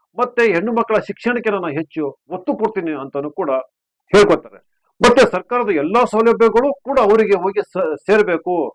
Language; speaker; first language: Kannada; native; Kannada